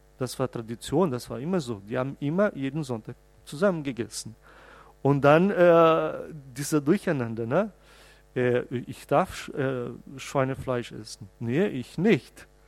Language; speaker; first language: German; non-native, fluent; Portuguese